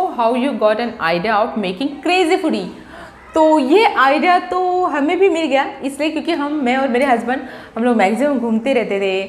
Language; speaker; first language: Hindi; non-native, local second language; Marathi